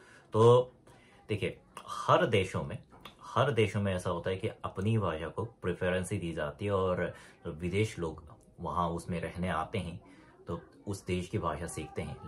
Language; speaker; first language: Hindi; non-native, fluent; Korean